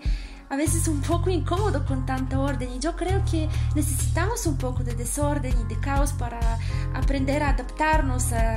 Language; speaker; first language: Spanish; non-native, fluent; Bulgarian